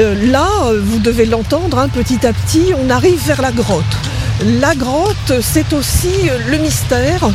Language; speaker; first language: French; native; French